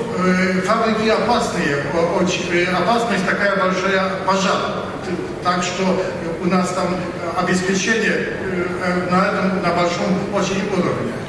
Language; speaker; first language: Russian; non-native, learner; Polish